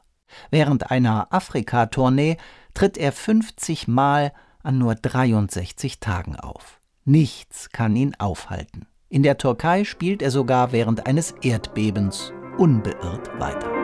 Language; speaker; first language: German; native; German